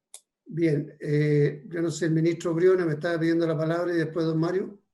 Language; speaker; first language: Spanish; native; Spanish